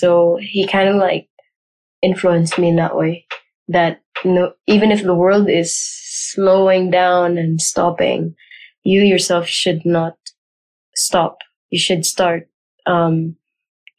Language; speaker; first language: English; non-native, local second language; Surigaonon